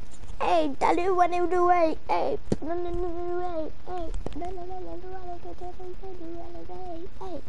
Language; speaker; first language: English; non-native, learner; Portuguese